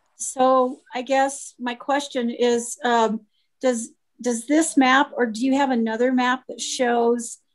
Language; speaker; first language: English; native; English